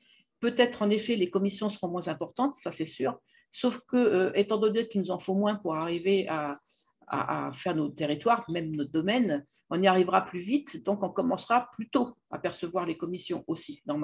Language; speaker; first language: French; native; French